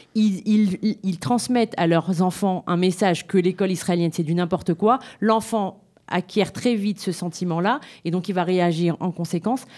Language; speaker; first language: French; native; French